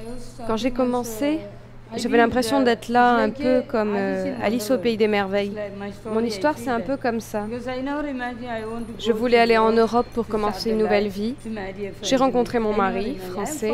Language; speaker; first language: French; non-native, fluent; Malayalam